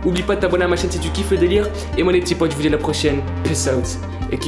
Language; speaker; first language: French; native; French